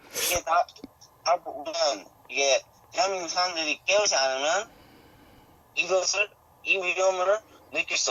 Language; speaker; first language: Korean; early bilingual, heritage; Korean